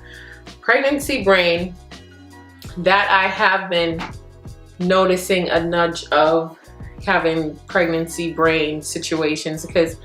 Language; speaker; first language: English; native; English